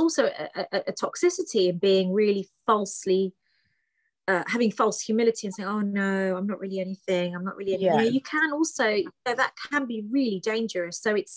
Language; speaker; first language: English; early bilingual, other home language; Greek